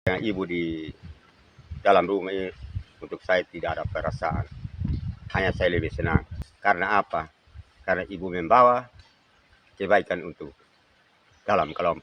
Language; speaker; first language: Indonesian; non-native, local second language; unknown